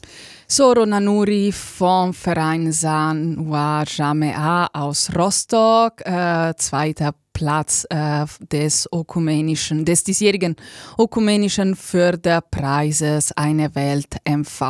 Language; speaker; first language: German; native; German